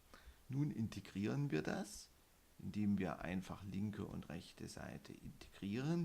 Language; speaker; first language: German; native; German